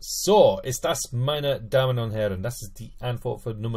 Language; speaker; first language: German; non-native, fluent; English